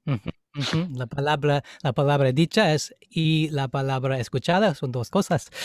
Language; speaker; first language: Spanish; non-native, fluent; English